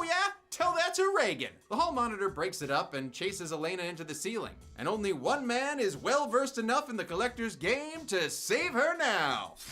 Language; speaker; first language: English; native; English